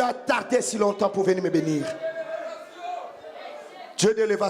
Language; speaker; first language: French; non-native, local second language; Lingala